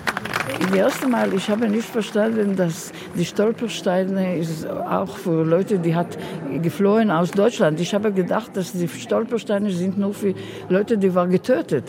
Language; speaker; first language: German; non-native, learner; Hebrew